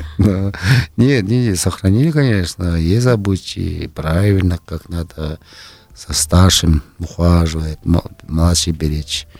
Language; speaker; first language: Russian; non-native, local second language; Tuvinian